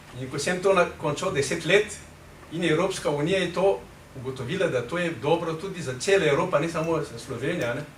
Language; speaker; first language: Slovenian; non-native, fluent; Malagasy